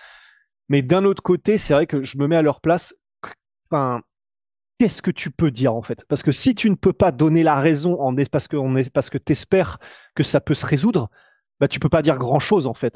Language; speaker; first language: French; native; French